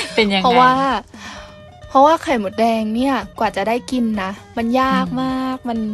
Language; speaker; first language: Thai; native; Thai